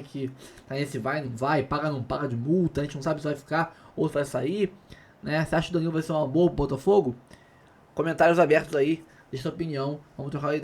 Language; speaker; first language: Portuguese; native; Portuguese